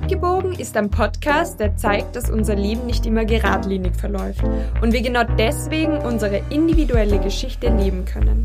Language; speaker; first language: German; native; German